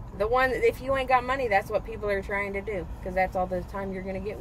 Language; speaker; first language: English; native; English